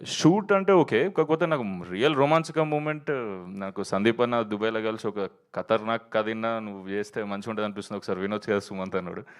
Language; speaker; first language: Telugu; native; Telugu